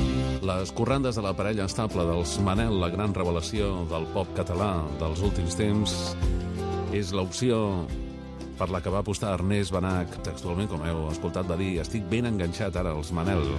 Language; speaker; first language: Catalan; native; Catalan